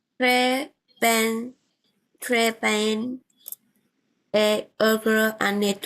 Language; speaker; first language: French; non-native, learner; Vietnamese